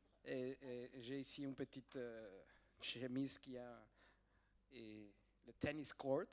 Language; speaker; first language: French; non-native, fluent; Spanish